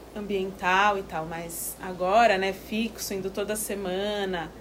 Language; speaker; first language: Portuguese; native; Portuguese